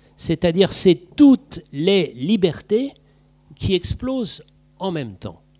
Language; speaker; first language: French; native; French